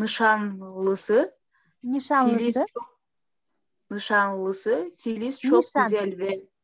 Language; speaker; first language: Turkish; non-native, learner; Kyrgyz